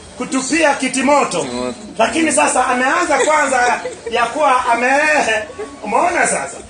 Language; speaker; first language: Swahili; non-native, local second language; Luo (Kenya and Tanzania)